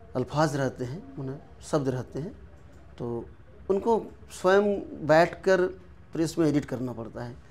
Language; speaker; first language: Hindi; non-native, local second language; Bangla